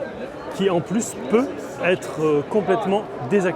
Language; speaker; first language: French; native; French